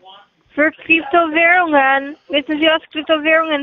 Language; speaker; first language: German; non-native, learner; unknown